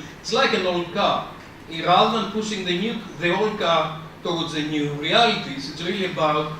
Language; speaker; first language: English; non-native, fluent; Greek